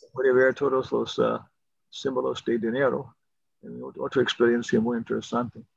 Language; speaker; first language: Spanish; non-native, learner; English